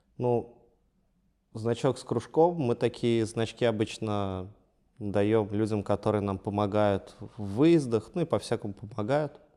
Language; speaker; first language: Russian; native; Russian